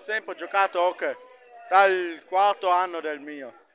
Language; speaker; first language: Italian; non-native, local second language; German